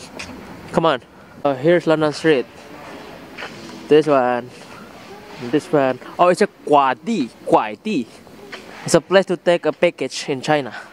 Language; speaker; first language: English; non-native, learner; Indonesian